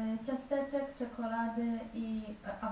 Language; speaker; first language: Polish; native; Polish